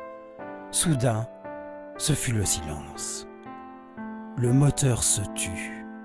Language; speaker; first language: French; native; French